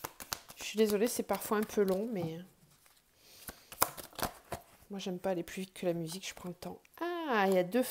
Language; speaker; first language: French; native; French